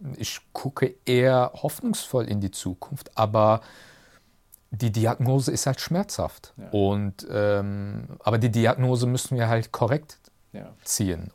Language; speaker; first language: German; early bilingual, other home language; Turkish